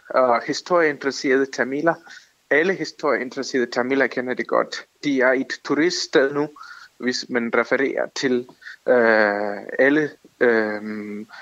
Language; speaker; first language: Danish; non-native, fluent; Tamil